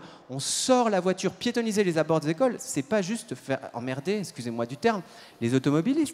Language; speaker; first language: French; native; French